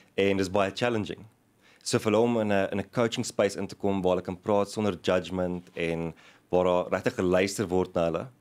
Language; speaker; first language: Afrikaans; native; Afrikaans